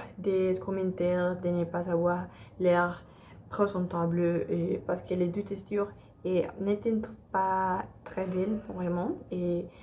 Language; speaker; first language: French; non-native, learner; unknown